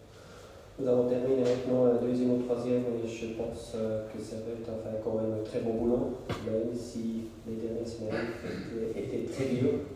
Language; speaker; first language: French; non-native, local second language; German